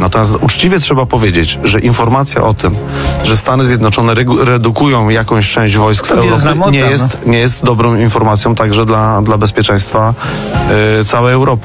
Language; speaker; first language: Polish; native; Polish